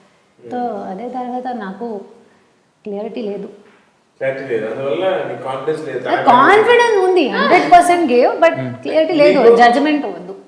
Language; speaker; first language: Telugu; non-native, learner; Hindi